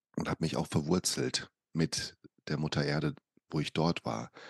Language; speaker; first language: German; early bilingual, other home language; Portuguese